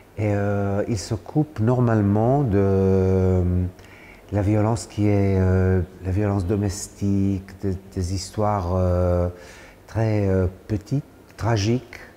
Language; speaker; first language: French; non-native, fluent; Hebrew